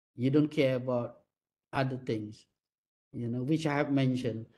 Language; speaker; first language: English; non-native, local second language; Malay